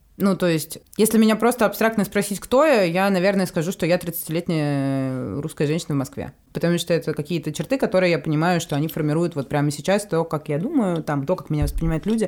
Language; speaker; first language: Russian; native; Russian